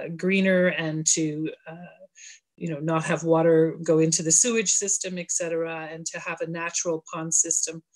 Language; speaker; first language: English; native; English